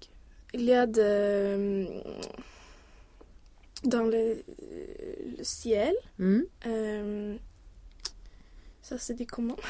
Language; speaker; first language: French; non-native, learner; Swedish